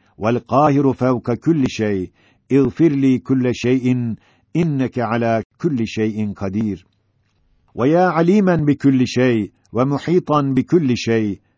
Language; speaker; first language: Arabic; non-native, fluent; Turkish